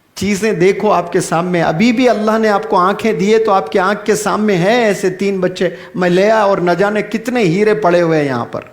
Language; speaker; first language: Urdu; native; Urdu